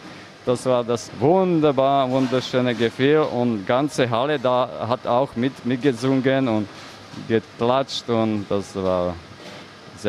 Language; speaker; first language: German; non-native, fluent; Slovak